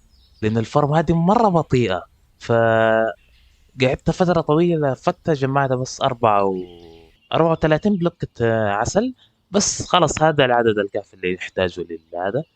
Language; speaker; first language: Arabic; native; Arabic